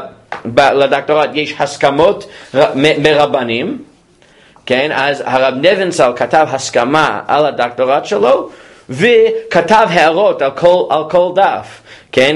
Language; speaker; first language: Hebrew; non-native, fluent; English